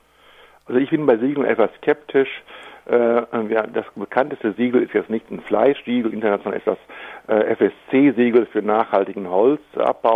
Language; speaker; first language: German; native; German